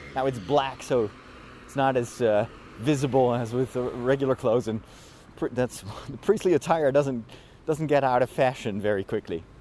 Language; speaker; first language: English; non-native, fluent; Dutch